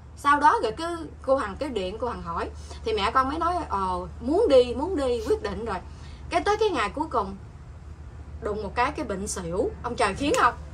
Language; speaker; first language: Vietnamese; native; Vietnamese